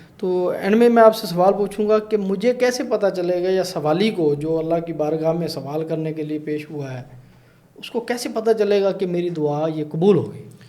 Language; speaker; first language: Urdu; native; Urdu